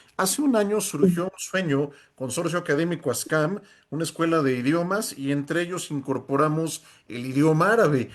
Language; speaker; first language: Spanish; native; Spanish